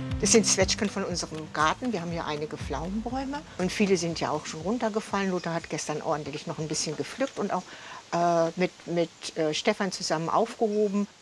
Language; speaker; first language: German; native; German